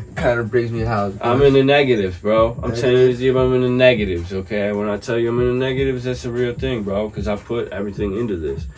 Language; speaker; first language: English; native; English